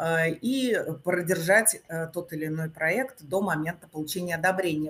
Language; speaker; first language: Russian; native; Russian